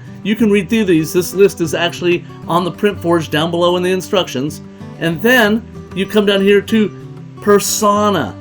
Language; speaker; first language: English; native; English